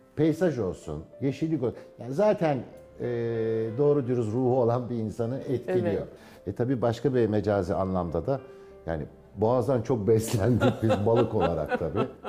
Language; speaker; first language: Turkish; native; Turkish